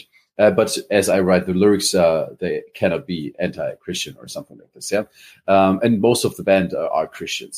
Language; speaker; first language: English; non-native, fluent; German